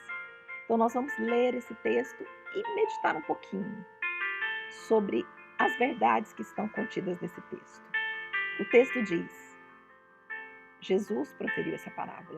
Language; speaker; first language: Portuguese; native; Portuguese